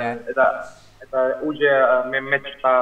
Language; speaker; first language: Russian; non-native, learner; Vietnamese